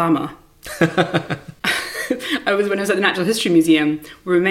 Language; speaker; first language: English; native; English